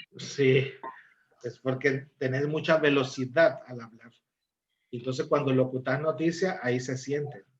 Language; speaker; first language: Spanish; native; Spanish